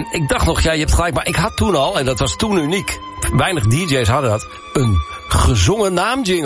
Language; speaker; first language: Dutch; native; Dutch